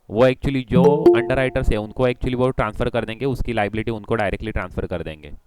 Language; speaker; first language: Hindi; non-native, local second language; Marathi